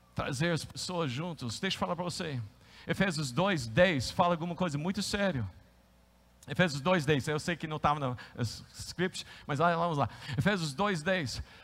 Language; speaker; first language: Portuguese; non-native, fluent; English